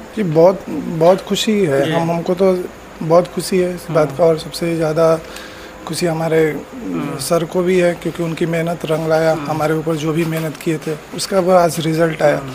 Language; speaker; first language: Hindi; native; Hindi